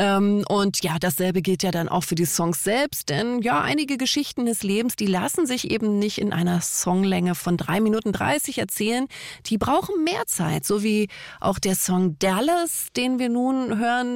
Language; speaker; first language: German; native; German